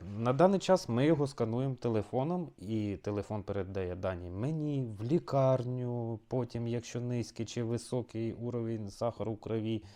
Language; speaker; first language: Ukrainian; non-native, local second language; Russian